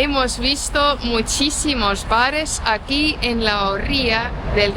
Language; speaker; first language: Spanish; non-native, fluent; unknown